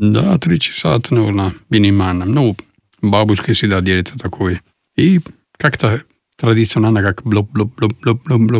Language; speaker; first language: Russian; non-native, learner; Italian